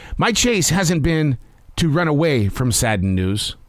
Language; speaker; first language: English; native; English